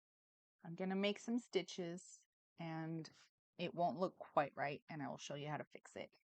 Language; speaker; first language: English; native; English